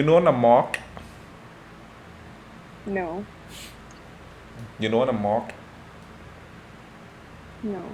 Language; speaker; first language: English; non-native, learner; Thai